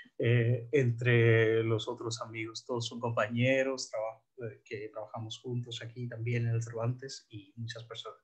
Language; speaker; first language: Spanish; non-native, fluent; Bangla